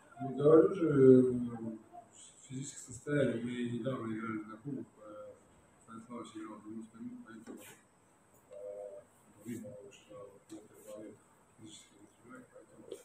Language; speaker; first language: Russian; non-native, local second language; Uzbek